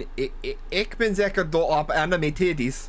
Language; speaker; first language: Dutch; non-native, learner; English